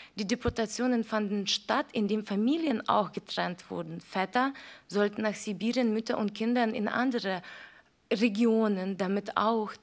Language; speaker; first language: German; non-native, fluent; Ukrainian